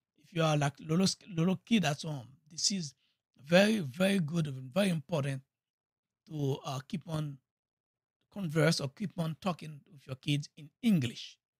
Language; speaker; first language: English; non-native, fluent; Haitian Creole